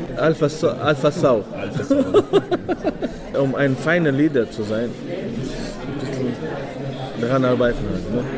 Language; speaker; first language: German; non-native, fluent; Arabic